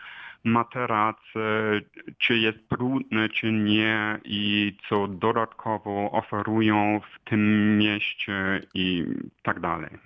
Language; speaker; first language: Polish; non-native, fluent; German